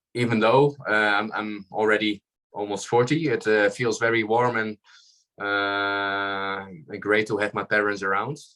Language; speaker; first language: English; non-native, fluent; Dutch